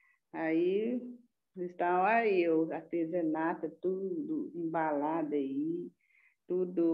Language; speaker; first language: Portuguese; non-native, local second language; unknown